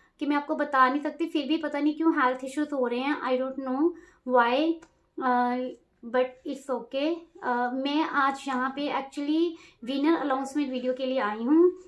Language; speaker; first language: Hindi; native; Hindi